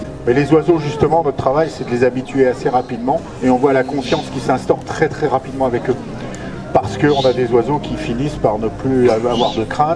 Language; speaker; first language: French; native; French